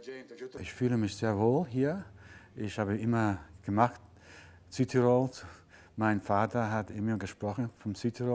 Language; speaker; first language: German; non-native, learner; Italian